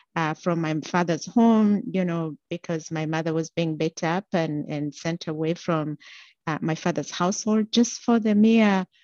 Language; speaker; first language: English; non-native, local second language; Gusii